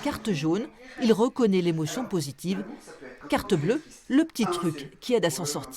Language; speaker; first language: French; native; French